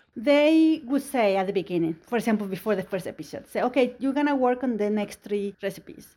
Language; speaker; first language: English; non-native, fluent; Spanish